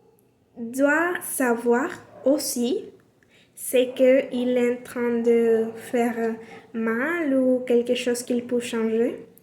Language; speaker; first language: French; non-native, learner; Spanish